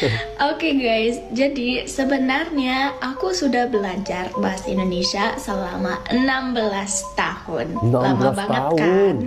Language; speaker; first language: Indonesian; non-native, fluent; English